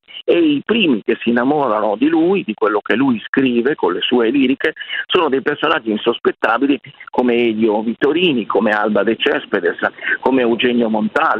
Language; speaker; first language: Italian; native; Italian